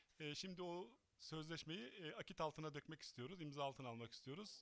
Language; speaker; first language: Turkish; native; Turkish